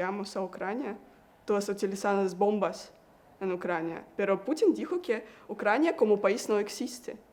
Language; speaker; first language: Spanish; non-native, learner; Russian